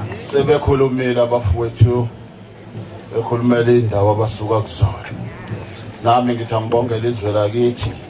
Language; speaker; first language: Zulu; non-native, local second language; Xhosa